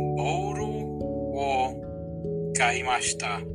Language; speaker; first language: Japanese; non-native, learner; Spanish